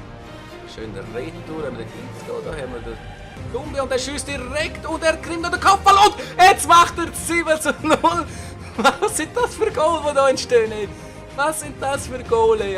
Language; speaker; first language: German; native; German